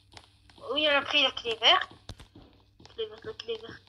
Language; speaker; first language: French; native; French